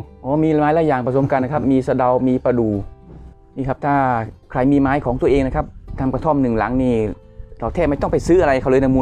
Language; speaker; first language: Thai; native; Thai